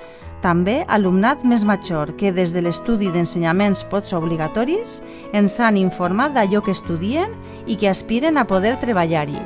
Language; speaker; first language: Catalan; native; Catalan